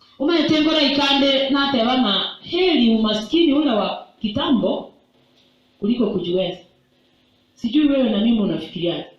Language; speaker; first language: Swahili; non-native, local second language; Gusii